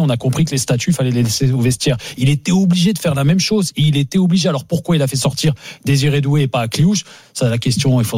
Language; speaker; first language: French; native; French